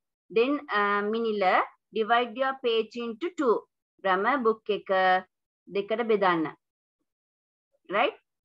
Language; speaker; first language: English; non-native, local second language; Sinhala